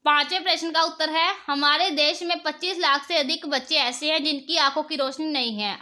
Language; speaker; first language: Hindi; non-native, local second language; Punjabi